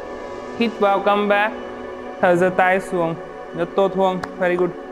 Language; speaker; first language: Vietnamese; non-native, learner; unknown